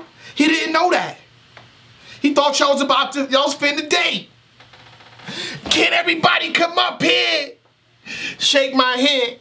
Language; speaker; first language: English; native; English